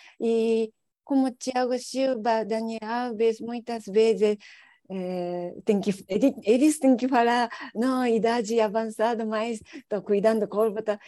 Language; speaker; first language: Portuguese; non-native, learner; Japanese